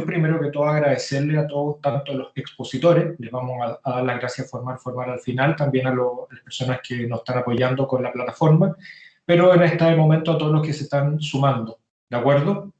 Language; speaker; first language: Spanish; native; Spanish